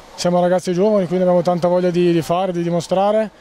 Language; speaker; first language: Italian; native; Italian